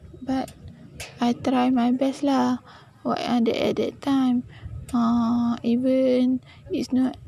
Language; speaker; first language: English; non-native, learner; Malay